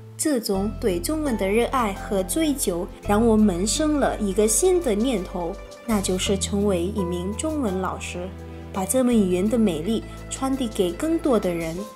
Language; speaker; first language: Chinese; non-native, fluent; Khmer